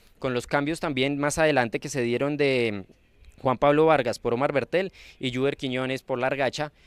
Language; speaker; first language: Spanish; native; Spanish